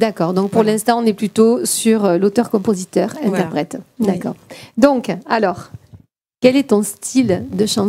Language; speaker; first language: French; native; French